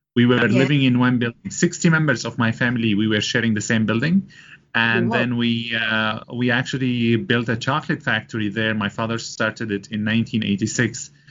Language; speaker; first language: English; non-native, fluent; Arabic